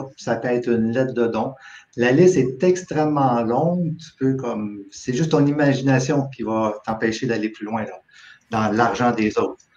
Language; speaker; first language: French; native; French